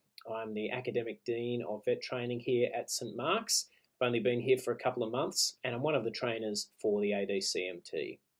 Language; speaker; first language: English; native; English